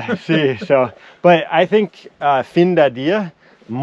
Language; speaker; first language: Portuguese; non-native, learner; English